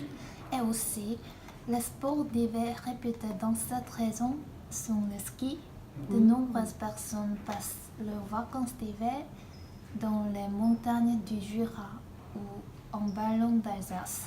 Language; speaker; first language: French; non-native, learner; Korean